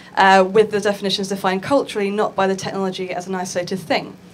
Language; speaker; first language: English; native; English